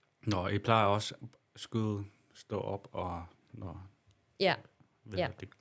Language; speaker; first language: Danish; non-native, local second language; Kalaallisut